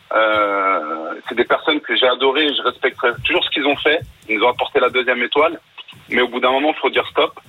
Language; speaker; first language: French; early bilingual, other home language; Arabic